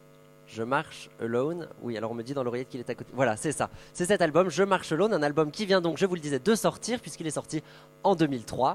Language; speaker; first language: French; native; French